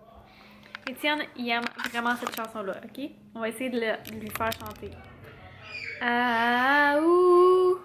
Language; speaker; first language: French; native; French